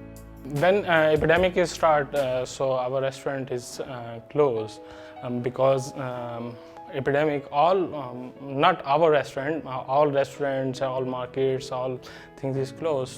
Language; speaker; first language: English; non-native, learner; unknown